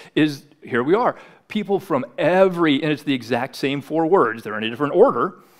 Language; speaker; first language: English; native; English